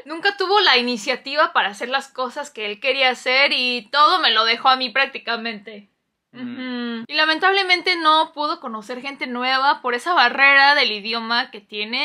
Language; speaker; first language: Spanish; non-native, fluent; Korean